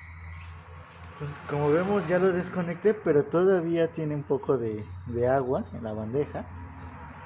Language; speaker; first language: Spanish; native; Spanish